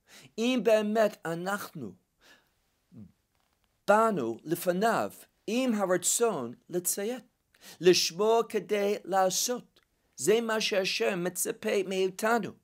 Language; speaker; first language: Hebrew; non-native, fluent; English